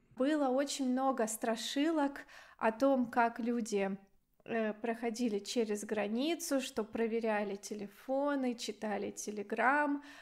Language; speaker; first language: Russian; native; Russian